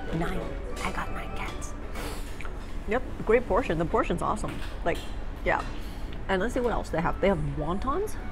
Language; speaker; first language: English; early bilingual, other home language; Cantonese